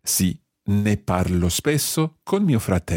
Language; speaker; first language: Italian; non-native, fluent; English